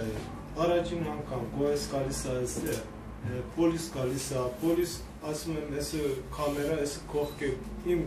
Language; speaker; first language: Armenian; non-native, learner; Persian